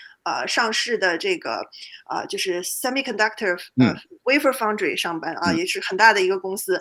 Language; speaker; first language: Chinese; native; Chinese